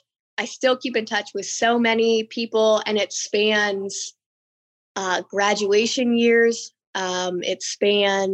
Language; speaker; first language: English; native; English